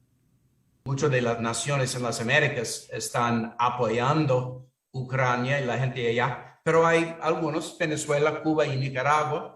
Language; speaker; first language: Spanish; non-native, fluent; English